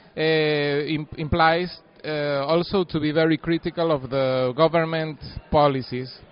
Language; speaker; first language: English; non-native, fluent; Spanish